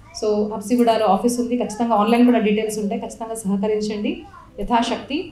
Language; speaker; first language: Telugu; non-native, local second language; Marathi